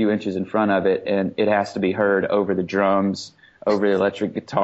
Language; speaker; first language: English; native; English